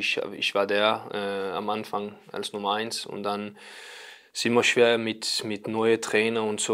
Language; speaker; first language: German; non-native, learner; Danish